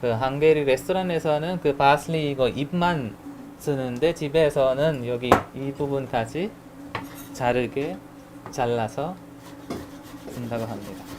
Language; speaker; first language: Korean; non-native, learner; Hungarian